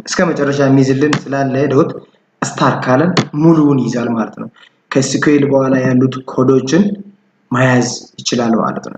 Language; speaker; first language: Amharic; non-native, local second language; Oromo